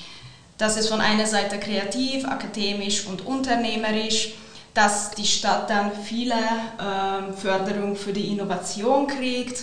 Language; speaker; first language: German; non-native, fluent; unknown